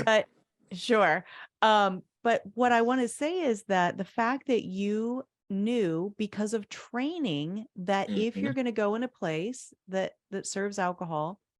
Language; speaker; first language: English; native; English